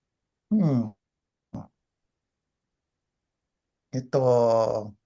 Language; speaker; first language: Japanese; non-native, learner; English